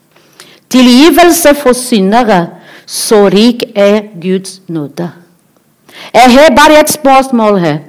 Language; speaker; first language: Norwegian; non-native, learner; Portuguese